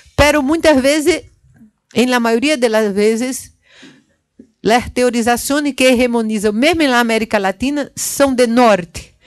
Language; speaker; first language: Portuguese; native; Portuguese